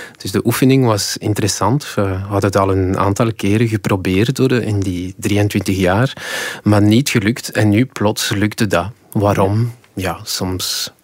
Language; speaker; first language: Dutch; native; Dutch